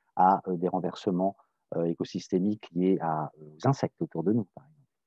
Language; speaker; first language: French; native; French